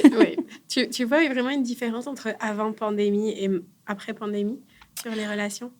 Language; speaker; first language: French; native; French